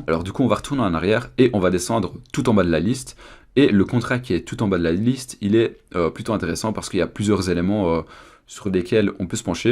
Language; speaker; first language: French; native; French